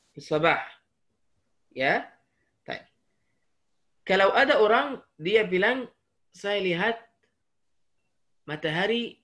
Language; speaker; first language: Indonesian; non-native, learner; Arabic